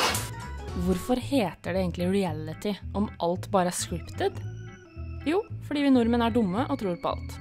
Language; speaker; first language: Norwegian; native; Norwegian